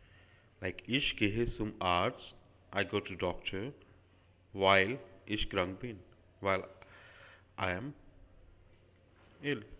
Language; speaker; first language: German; non-native, learner; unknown